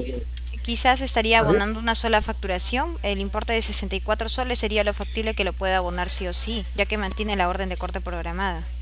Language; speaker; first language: Spanish; native; Spanish